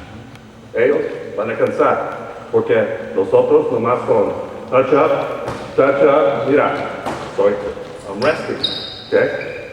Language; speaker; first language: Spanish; early bilingual, heritage; Spanish